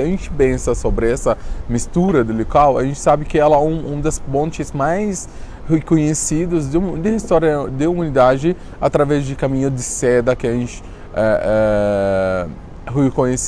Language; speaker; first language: Portuguese; non-native, fluent; Arabic